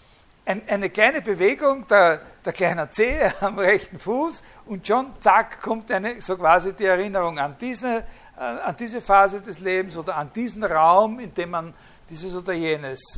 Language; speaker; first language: German; native; German